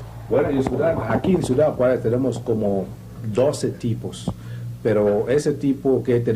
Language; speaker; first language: Spanish; non-native, learner; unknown